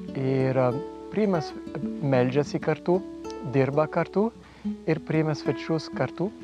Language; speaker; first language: Lithuanian; non-native, fluent; French